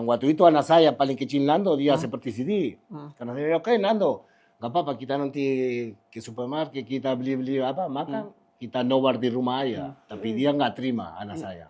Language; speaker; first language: Indonesian; non-native, fluent; Spanish